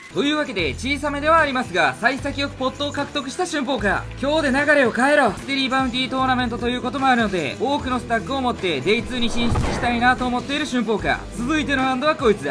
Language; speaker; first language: Japanese; native; Japanese